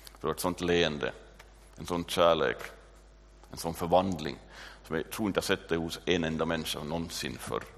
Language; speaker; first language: Swedish; native; Swedish